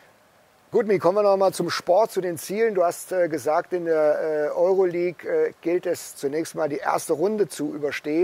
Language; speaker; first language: German; native; German